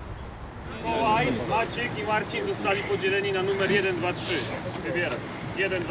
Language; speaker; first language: Polish; native; Polish